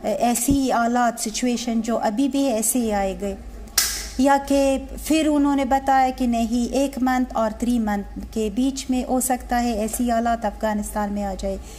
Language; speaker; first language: Hindi; non-native, learner; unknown